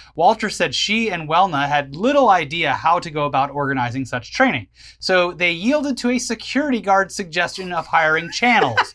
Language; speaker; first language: English; native; English